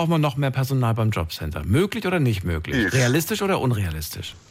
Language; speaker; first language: German; native; German